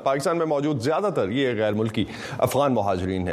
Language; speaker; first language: Urdu; native; Urdu